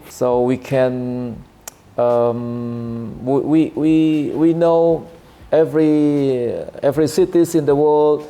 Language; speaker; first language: English; non-native, learner; Indonesian